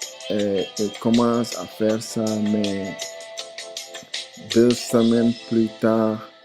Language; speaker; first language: French; non-native, learner; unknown